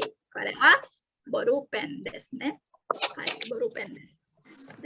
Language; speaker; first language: Japanese; non-native, fluent; Indonesian